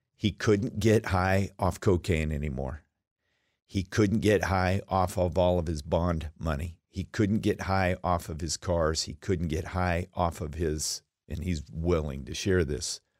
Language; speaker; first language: English; native; English